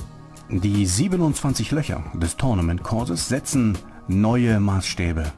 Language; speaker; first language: German; native; German